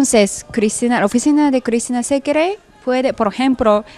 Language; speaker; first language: Spanish; non-native, fluent; Japanese